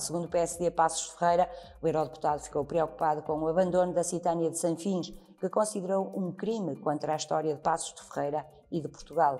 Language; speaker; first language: Portuguese; native; Portuguese